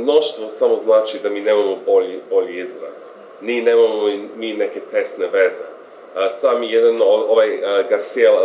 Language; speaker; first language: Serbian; non-native, fluent; English